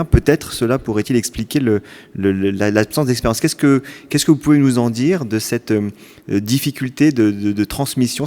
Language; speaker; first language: French; native; French